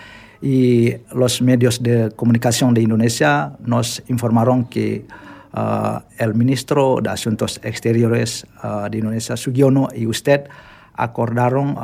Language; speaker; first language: Spanish; non-native, learner; Indonesian